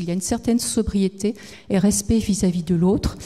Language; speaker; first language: French; native; French